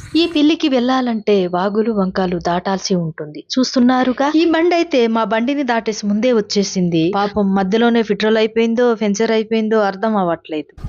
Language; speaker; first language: Telugu; non-native, local second language; Koya